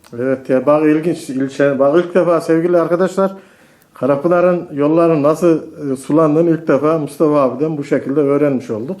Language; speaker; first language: Turkish; native; Turkish